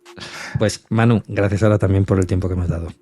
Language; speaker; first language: Spanish; native; Spanish